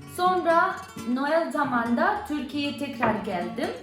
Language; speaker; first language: Turkish; non-native, learner; Spanish